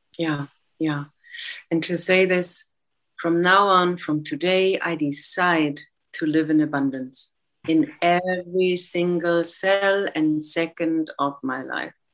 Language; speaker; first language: English; non-native, fluent; German